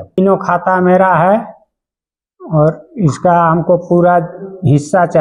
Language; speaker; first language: Hindi; non-native, local second language; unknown